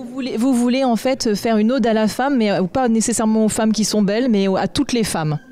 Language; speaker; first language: French; native; French